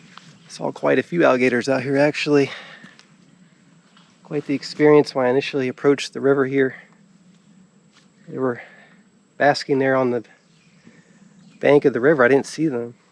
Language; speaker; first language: English; native; English